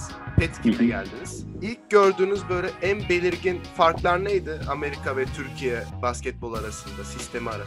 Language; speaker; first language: Turkish; native; Turkish